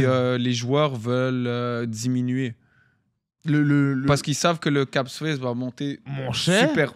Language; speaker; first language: French; native; French